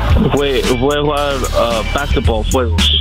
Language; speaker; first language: Spanish; non-native, learner; English